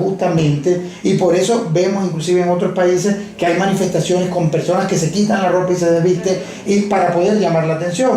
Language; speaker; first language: Spanish; native; Spanish